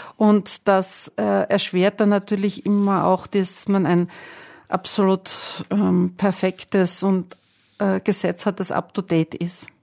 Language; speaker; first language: German; native; German